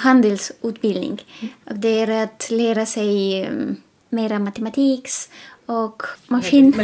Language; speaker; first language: Swedish; non-native, fluent; Spanish